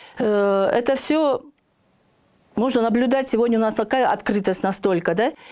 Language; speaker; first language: Russian; native; Russian